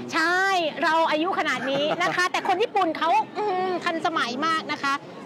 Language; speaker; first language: Thai; native; Thai